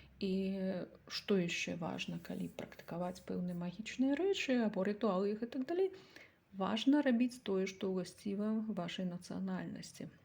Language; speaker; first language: Belarusian; native; Belarusian